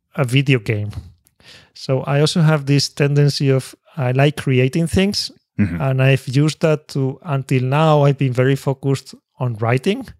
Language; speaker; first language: English; non-native, fluent; Spanish